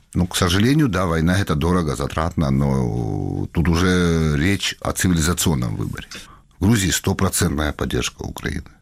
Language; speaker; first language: Russian; non-native, local second language; Georgian